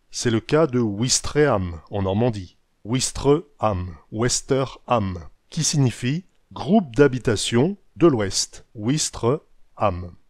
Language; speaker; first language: French; native; French